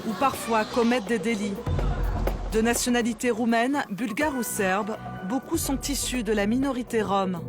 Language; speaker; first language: French; native; French